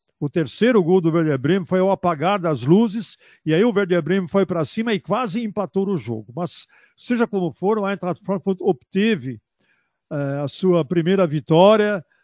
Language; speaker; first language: Portuguese; early bilingual, other home language; German